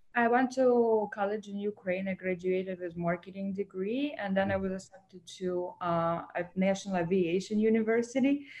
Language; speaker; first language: English; non-native, fluent; Russian